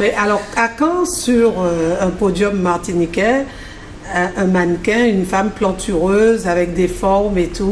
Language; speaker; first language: French; native; French